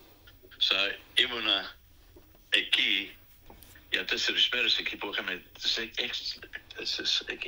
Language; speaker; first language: Greek; early bilingual, heritage; Greek